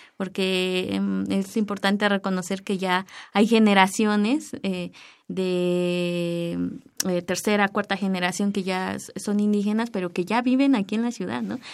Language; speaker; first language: Spanish; native; Spanish